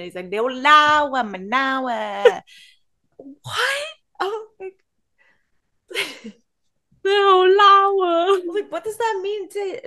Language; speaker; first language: English; non-native, fluent; Cantonese